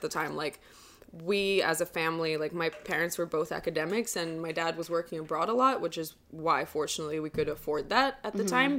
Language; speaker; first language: English; non-native, fluent; Russian